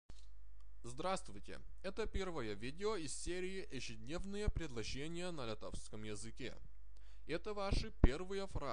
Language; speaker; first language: Russian; non-native, fluent; Lithuanian